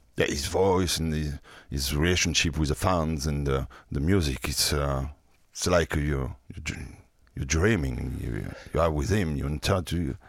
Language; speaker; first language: English; non-native, fluent; French